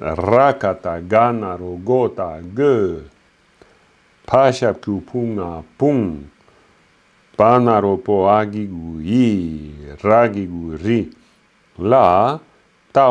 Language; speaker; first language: French; native; French